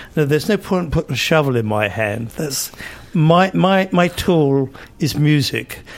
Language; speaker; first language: English; native; English